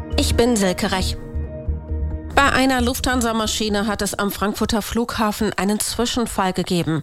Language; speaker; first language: German; native; German